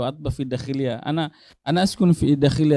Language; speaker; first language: Arabic; non-native, learner; Tetum